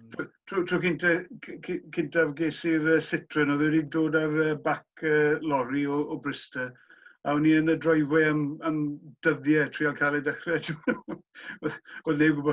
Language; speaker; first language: Welsh; non-native, local second language; English